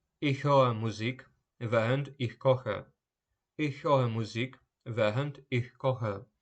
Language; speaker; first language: German; non-native, fluent; Ukrainian